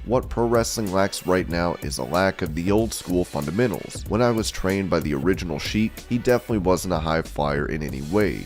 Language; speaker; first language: English; native; English